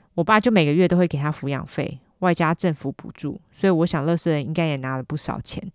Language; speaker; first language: Chinese; native; Chinese